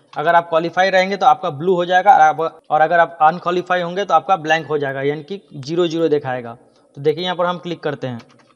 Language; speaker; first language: Hindi; non-native, local second language; Bangla